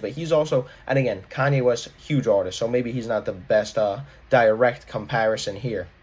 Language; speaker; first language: English; native; English